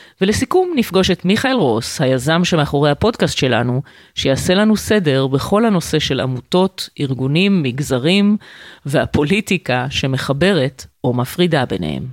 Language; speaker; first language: Hebrew; native; Hebrew